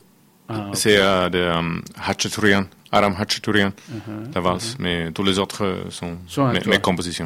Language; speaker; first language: French; non-native, fluent; Finnish